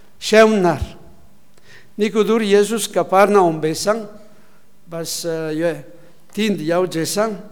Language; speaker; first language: Mongolian; non-native, learner; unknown